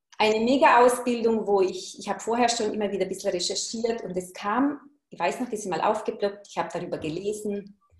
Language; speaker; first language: German; early bilingual, heritage; German